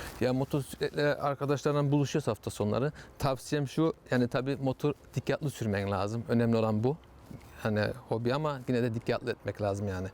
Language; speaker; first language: Turkish; early bilingual, heritage; Turkish